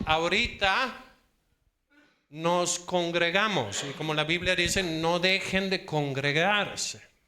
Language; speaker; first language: Spanish; non-native, fluent; Danish